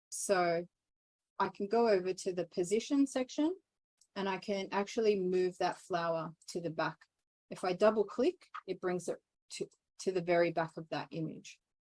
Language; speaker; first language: English; native; English